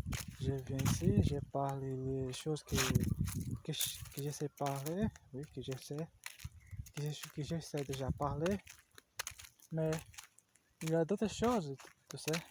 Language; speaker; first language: French; non-native, learner; Portuguese